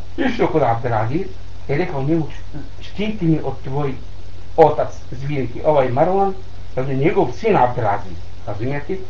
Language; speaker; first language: Bosnian; non-native, learner; Arabic